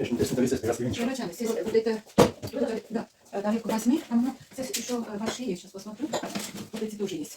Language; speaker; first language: Russian; non-native, fluent; Armenian